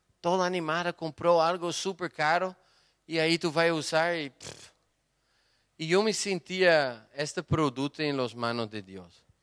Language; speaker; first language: Spanish; non-native, fluent; Portuguese